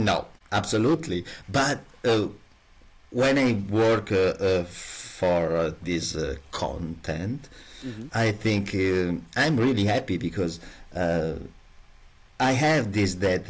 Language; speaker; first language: English; non-native, learner; Italian